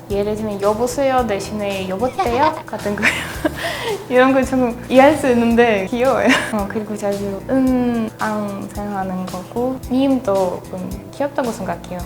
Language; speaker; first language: Korean; non-native, learner; Russian